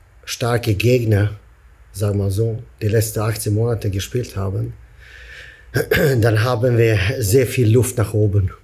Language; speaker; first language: German; non-native, fluent; Swedish